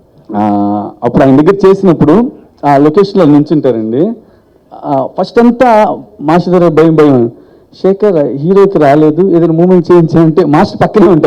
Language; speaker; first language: Telugu; native; Telugu